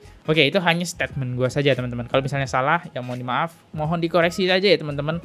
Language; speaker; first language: Indonesian; native; Indonesian